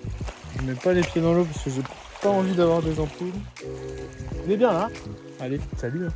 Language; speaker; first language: French; native; French